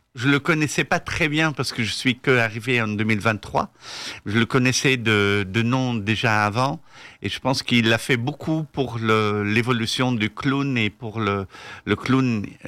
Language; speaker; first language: French; non-native, local second language; Dutch